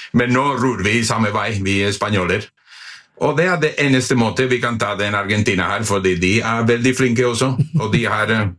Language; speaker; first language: Norwegian; non-native, fluent; Spanish